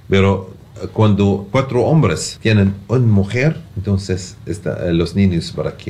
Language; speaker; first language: Spanish; non-native, learner; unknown